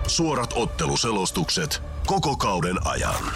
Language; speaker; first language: Finnish; native; Finnish